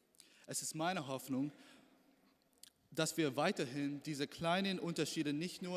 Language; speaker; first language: German; non-native, learner; English